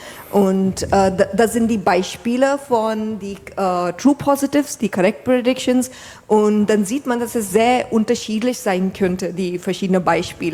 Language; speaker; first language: German; non-native, fluent; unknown